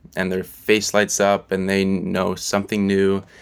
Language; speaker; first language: English; native; English